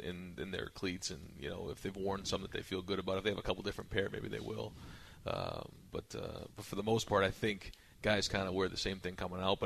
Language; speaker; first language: English; native; English